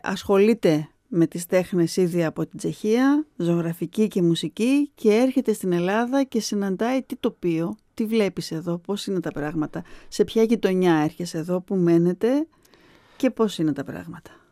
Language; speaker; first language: Greek; native; Greek